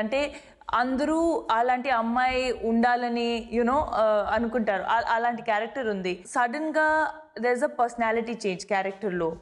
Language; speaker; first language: Telugu; non-native, fluent; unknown